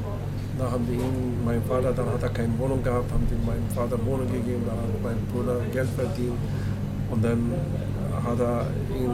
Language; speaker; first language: German; non-native, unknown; Turkish